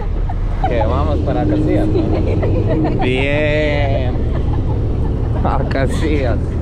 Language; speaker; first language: Spanish; non-native, learner; Croatian